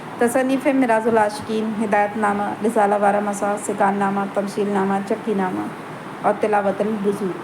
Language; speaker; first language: Urdu; native; Urdu